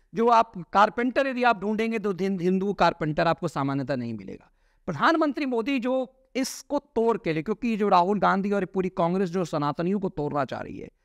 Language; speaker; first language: Hindi; native; Hindi